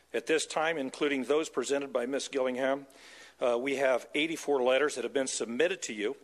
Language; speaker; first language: English; native; English